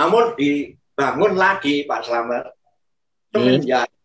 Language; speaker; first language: Indonesian; native; Indonesian